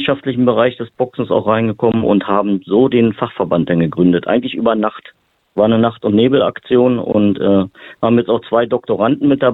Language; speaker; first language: German; native; German